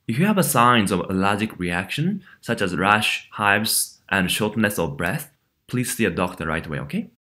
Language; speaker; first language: English; non-native, fluent; Japanese